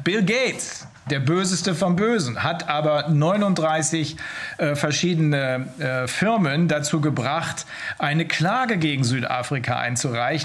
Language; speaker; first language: German; native; German